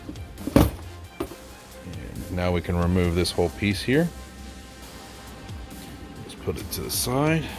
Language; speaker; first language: English; native; English